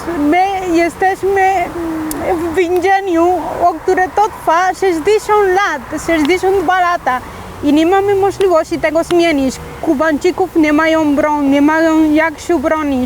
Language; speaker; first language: Polish; non-native, fluent; Spanish